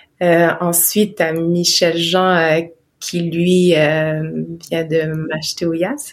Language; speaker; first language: French; non-native, local second language; Innu-aimun